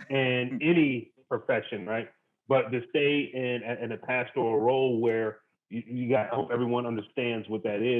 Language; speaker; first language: English; native; English